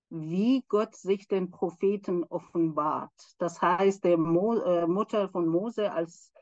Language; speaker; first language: German; non-native, fluent; Persian